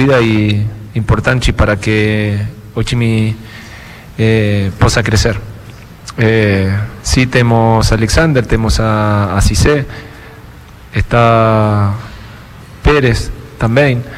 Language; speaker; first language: Portuguese; non-native, fluent; Spanish